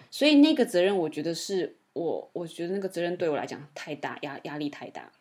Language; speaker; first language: Chinese; native; Chinese